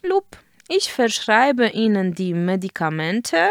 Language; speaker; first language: German; non-native, fluent; Polish